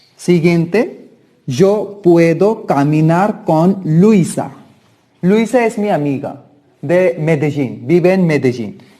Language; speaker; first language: Spanish; non-native, learner; Hindi